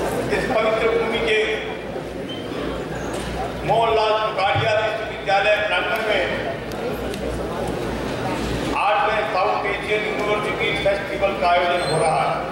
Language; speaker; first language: Hindi; native; Hindi